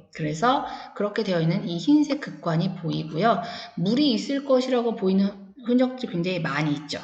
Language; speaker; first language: Korean; native; Korean